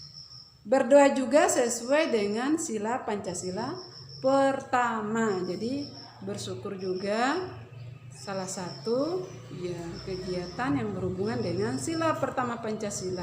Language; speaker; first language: Indonesian; native; Indonesian